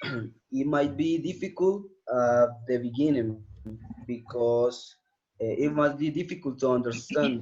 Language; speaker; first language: English; non-native, learner; Spanish